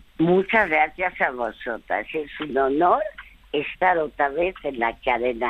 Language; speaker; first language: Spanish; early bilingual, other home language; French